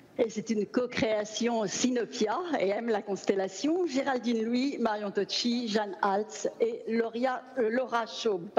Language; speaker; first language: French; native; French